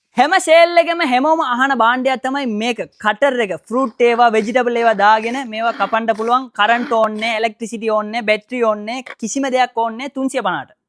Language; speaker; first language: Sinhala; non-native, local second language; Tamil